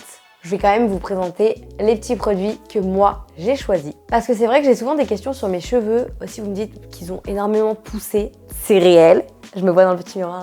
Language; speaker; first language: French; native; French